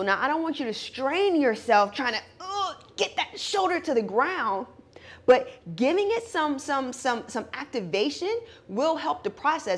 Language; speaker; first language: English; native; English